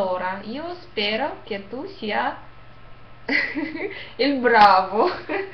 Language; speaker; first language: Italian; non-native, fluent; Russian